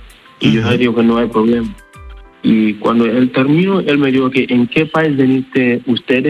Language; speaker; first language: Spanish; non-native, learner; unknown